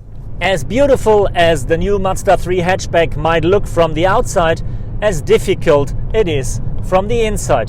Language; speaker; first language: English; non-native, fluent; German